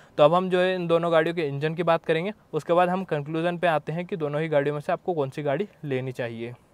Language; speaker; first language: Hindi; native; Hindi